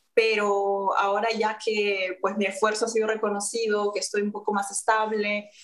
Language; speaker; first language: Spanish; native; Spanish